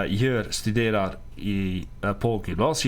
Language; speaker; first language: Swedish; non-native, learner; Dutch